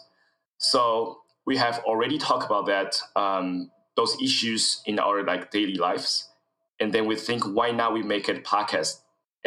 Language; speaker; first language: English; non-native, fluent; Chinese